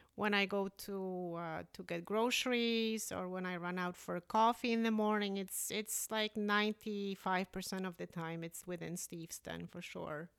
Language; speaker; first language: English; early bilingual, other home language; Polish